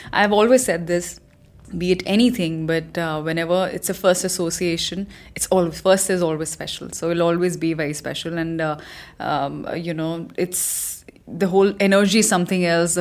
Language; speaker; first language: English; non-native, local second language; Hindi